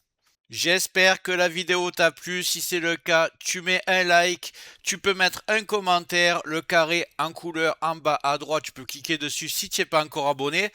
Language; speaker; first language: French; native; French